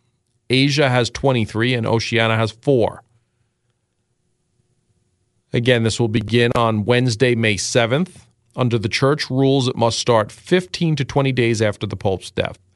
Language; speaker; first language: English; native; English